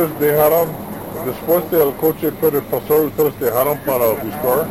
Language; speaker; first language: Spanish; non-native, learner; English